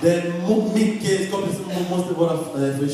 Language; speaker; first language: Swedish; non-native, fluent; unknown